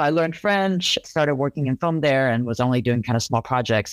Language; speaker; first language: English; non-native, local second language; Cantonese